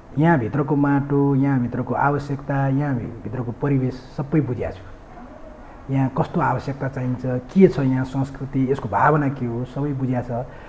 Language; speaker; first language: Nepali; non-native, local second language; Newari